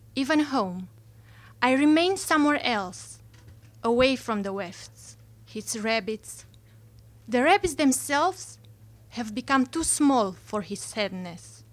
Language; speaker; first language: English; non-native, fluent; Romanian